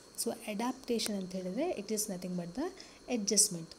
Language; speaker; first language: English; non-native, local second language; Kannada